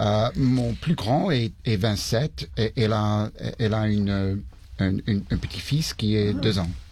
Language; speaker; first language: French; early bilingual, heritage; English